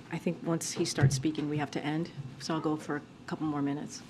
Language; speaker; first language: English; native; English